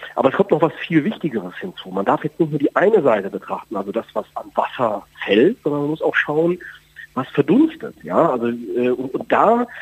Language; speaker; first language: German; native; German